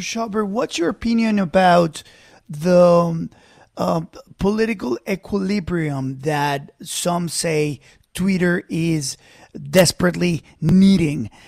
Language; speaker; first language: English; non-native, fluent; Spanish